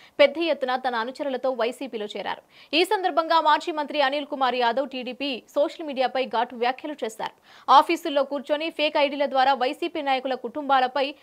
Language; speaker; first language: Telugu; native; Telugu